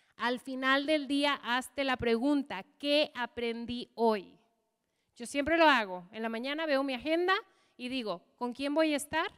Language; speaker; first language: Spanish; non-native, fluent; English